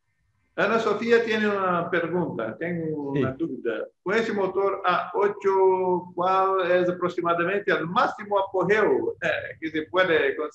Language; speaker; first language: Portuguese; non-native, learner; Spanish